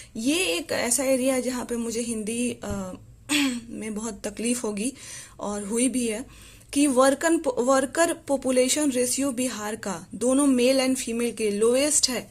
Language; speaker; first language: Hindi; native; Hindi